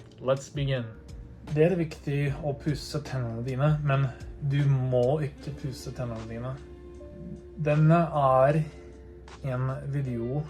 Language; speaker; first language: Norwegian; non-native, learner; English